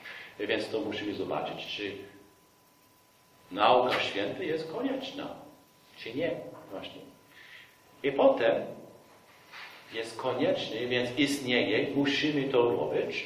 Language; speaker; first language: Polish; non-native, fluent; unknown